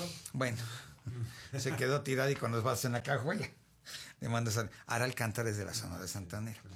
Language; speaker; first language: Spanish; native; Spanish